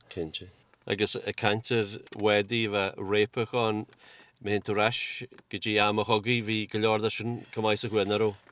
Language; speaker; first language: Irish; native; Irish